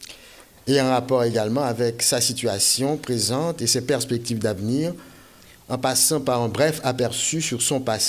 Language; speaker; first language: French; non-native, local second language; Haitian Creole